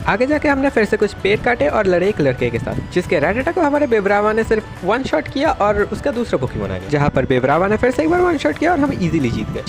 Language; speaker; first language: Hindi; native; Hindi